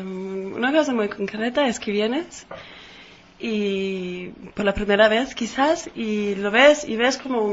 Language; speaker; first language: Spanish; non-native, fluent; Danish